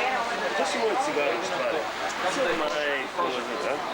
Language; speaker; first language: Bosnian; native; Bosnian